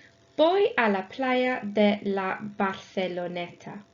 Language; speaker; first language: Spanish; non-native, fluent; English